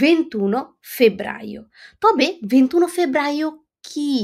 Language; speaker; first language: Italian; non-native, fluent; Bangla